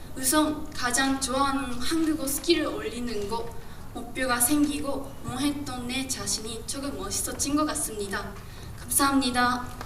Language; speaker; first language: Korean; non-native, learner; Japanese